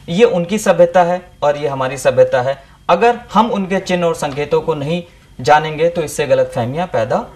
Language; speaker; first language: Hindi; native; Hindi